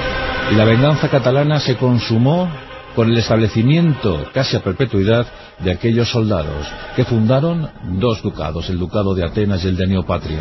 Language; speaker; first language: Spanish; native; Spanish